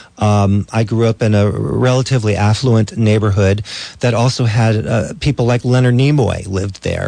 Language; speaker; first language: English; native; English